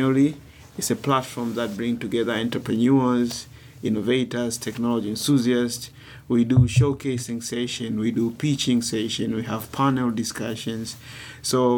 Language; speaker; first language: English; non-native, local second language; Swahili